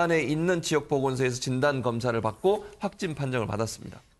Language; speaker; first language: Korean; native; Korean